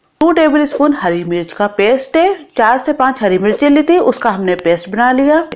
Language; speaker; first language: Urdu; native; Urdu